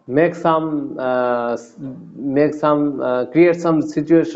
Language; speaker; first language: English; non-native, learner; Bangla